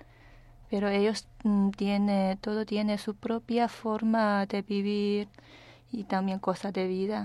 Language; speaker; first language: Spanish; non-native, fluent; Chinese